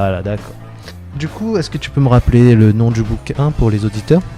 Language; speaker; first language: French; native; French